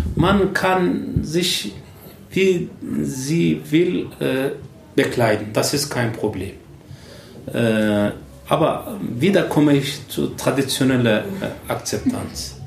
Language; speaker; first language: German; non-native, learner; Turkish